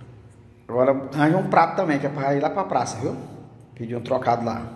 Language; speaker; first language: Portuguese; native; Portuguese